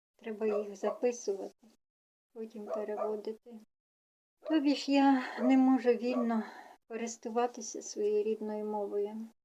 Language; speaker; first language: Ukrainian; non-native, local second language; Russian